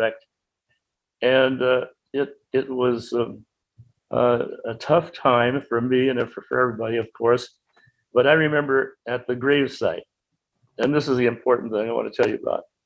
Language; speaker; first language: English; native; English